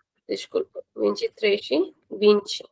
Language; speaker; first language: Portuguese; non-native, fluent; Hindi